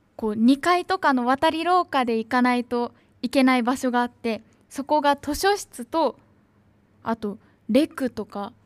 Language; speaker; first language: Japanese; native; Japanese